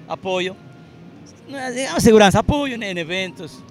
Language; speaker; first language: Portuguese; non-native, fluent; Arabic